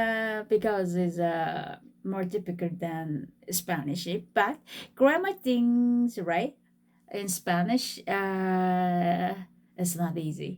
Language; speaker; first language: English; non-native, fluent; Korean